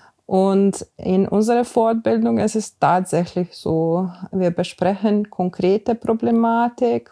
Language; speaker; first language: German; non-native, fluent; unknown